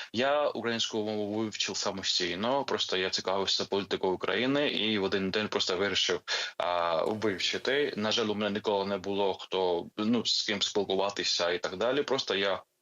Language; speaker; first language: Ukrainian; non-native, fluent; Georgian